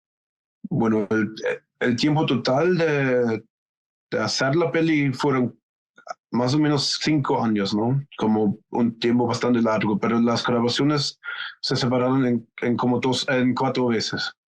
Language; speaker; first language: Spanish; non-native, fluent; German